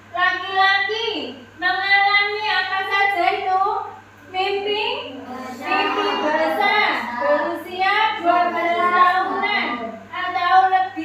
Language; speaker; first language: Indonesian; native; Indonesian